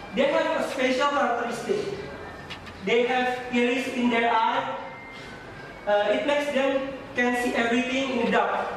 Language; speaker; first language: English; non-native, learner; Indonesian